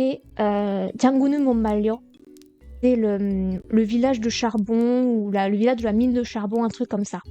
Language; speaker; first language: French; native; French